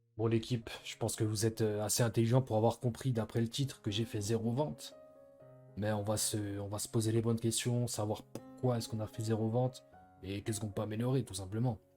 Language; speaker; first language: French; native; French